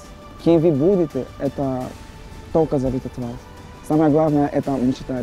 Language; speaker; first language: Russian; non-native, learner; Portuguese